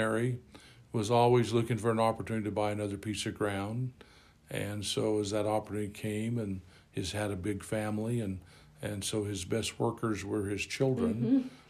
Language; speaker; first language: English; native; English